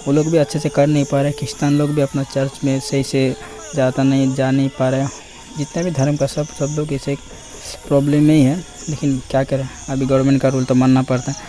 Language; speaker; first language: Hindi; non-native, local second language; Bangla